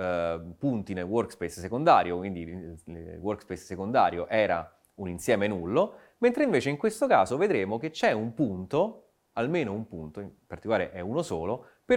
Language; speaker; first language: Italian; native; Italian